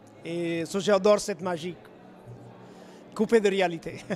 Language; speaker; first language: French; non-native, fluent; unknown